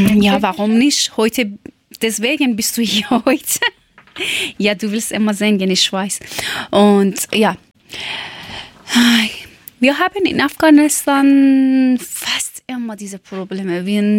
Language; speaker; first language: German; non-native, learner; Persian